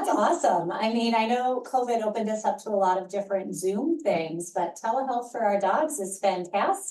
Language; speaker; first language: English; native; English